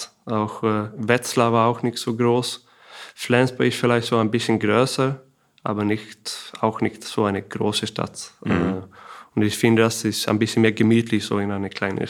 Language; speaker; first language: German; non-native, fluent; Swedish